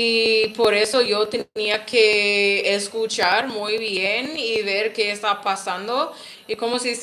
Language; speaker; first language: Spanish; non-native, learner; English